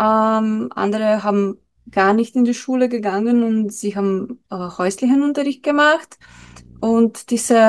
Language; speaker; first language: German; non-native, learner; Slovenian